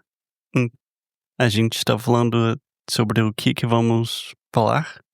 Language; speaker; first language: Portuguese; non-native, fluent; English